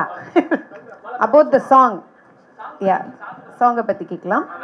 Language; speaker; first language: Tamil; native; Tamil